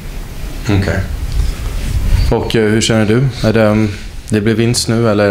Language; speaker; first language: Swedish; native; Swedish